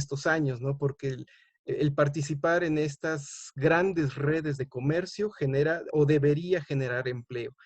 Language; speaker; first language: Spanish; native; Spanish